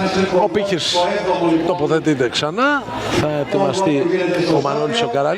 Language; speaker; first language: Greek; native; Greek